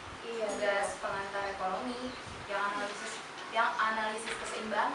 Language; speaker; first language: Indonesian; native; Indonesian